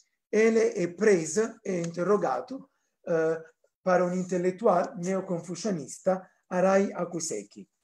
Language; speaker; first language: Portuguese; non-native, fluent; Italian